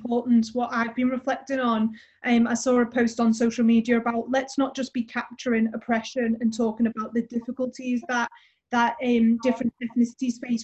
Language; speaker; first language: English; native; English